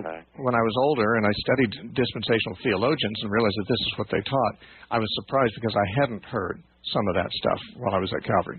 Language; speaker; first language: English; native; English